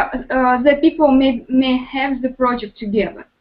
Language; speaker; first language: English; non-native, learner; Russian